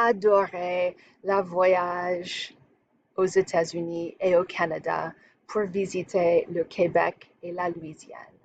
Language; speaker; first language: French; non-native, fluent; English